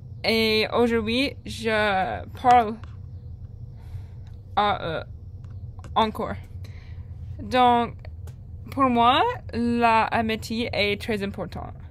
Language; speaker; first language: French; non-native, learner; English